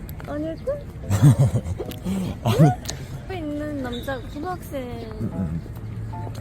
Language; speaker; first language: Korean; non-native, learner; Japanese